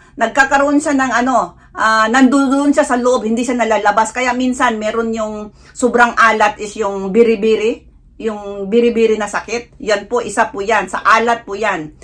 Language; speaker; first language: Filipino; non-native, local second language; Iloko